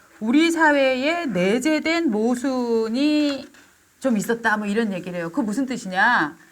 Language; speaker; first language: Korean; native; Korean